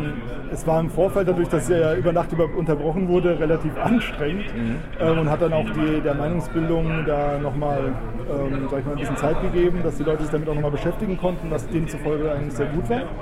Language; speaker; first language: German; native; German